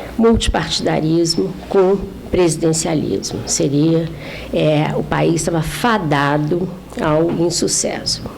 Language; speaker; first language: Portuguese; native; Portuguese